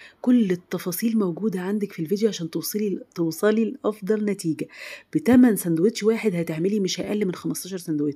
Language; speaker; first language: Arabic; native; Arabic